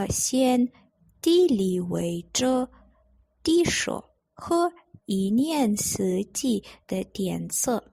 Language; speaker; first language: Chinese; non-native, fluent; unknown